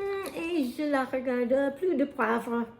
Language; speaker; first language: French; non-native, learner; English